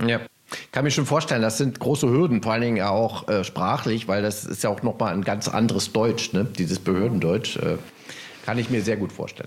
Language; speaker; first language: German; native; German